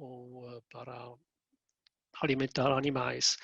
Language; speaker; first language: Portuguese; non-native, fluent; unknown